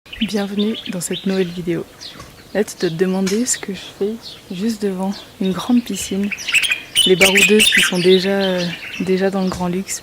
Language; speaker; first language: French; native; French